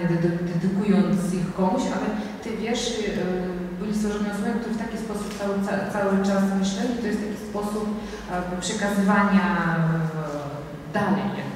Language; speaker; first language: Polish; non-native, fluent; Georgian